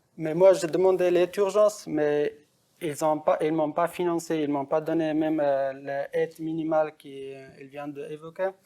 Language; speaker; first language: French; non-native, fluent; Persian